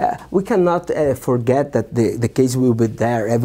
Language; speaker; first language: English; non-native, learner; Portuguese